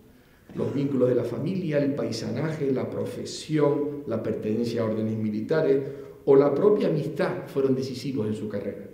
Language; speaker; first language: Spanish; native; Spanish